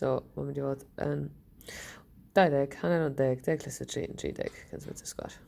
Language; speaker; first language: Welsh; native; Welsh